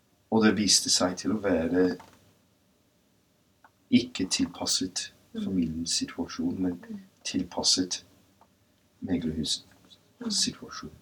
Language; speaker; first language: Norwegian; non-native, fluent; English